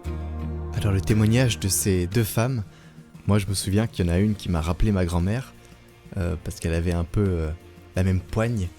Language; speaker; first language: French; native; French